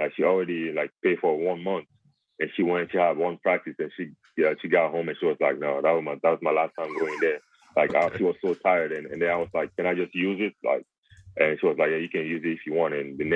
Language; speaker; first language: English; non-native, local second language; French